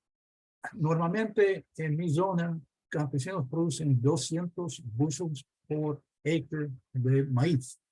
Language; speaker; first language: Spanish; non-native, fluent; English